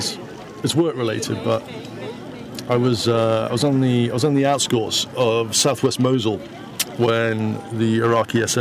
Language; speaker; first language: English; native; English